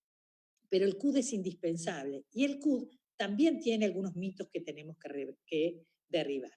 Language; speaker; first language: Spanish; native; Spanish